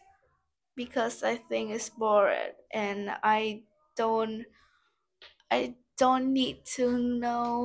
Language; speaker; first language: English; non-native, learner; Vietnamese